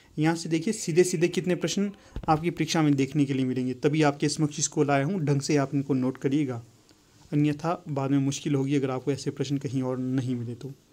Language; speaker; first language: Hindi; native; Hindi